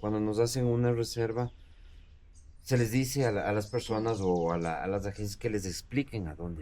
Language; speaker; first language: Spanish; native; Spanish